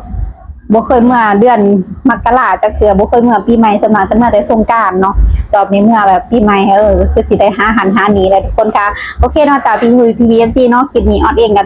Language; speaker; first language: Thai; non-native, local second language; Lao